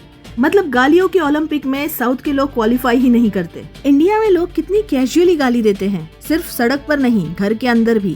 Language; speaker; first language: Hindi; native; Hindi